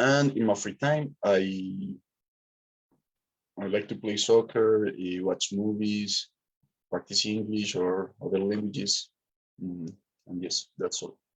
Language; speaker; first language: English; non-native, learner; Spanish